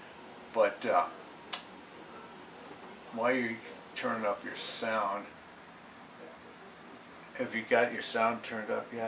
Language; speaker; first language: English; native; English